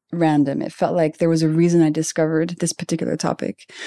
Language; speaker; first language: English; non-native, fluent; French